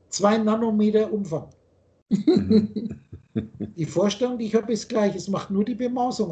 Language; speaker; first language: German; native; German